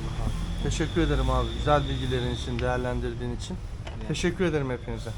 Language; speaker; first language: Turkish; native; Turkish